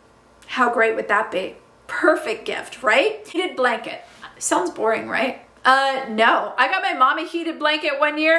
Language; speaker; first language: English; native; English